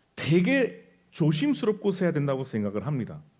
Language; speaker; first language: Korean; non-native, fluent; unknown